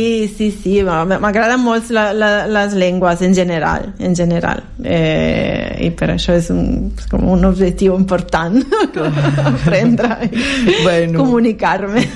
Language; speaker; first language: Catalan; non-native, fluent; Italian